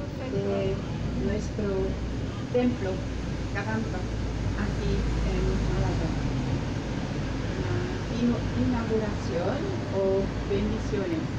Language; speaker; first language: Spanish; non-native, fluent; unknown